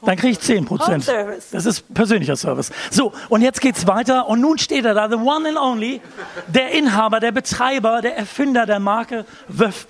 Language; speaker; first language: German; native; German